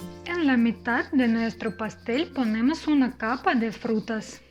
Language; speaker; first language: Spanish; non-native, fluent; Russian